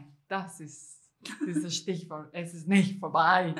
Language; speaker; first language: German; non-native, fluent; Spanish